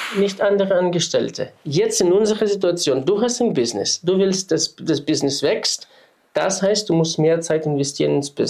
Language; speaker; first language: German; non-native, fluent; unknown